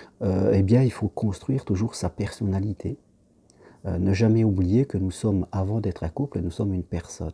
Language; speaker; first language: French; native; French